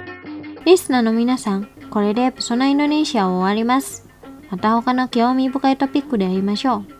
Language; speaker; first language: Japanese; non-native, fluent; Indonesian